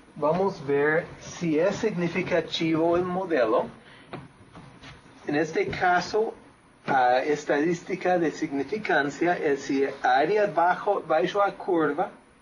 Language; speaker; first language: Spanish; non-native, fluent; English